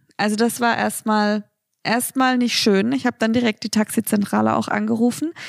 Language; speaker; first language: German; native; German